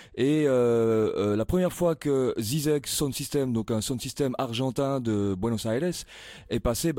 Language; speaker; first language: French; native; French